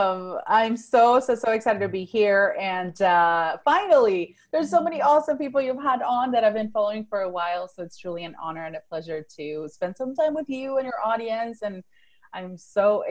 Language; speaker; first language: English; non-native, fluent; Spanish